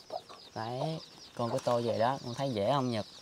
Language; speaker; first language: Vietnamese; native; Vietnamese